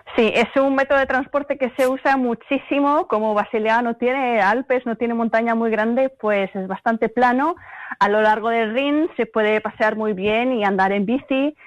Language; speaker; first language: Spanish; early bilingual, other home language; German